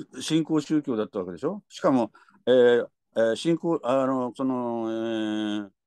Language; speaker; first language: Japanese; native; Japanese